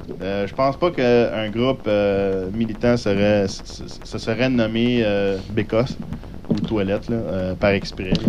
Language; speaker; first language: French; native; French